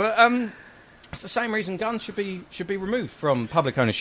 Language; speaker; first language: English; native; English